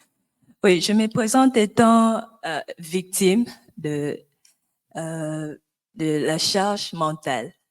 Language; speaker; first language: French; non-native, local second language; Lingala